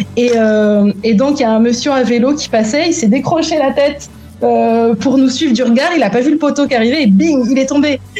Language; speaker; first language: French; native; French